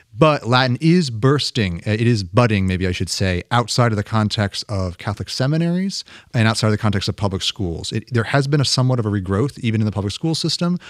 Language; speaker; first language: English; native; English